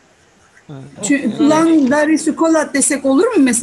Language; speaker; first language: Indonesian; non-native, learner; Turkish